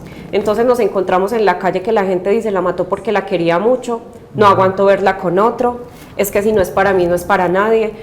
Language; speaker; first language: Spanish; native; Spanish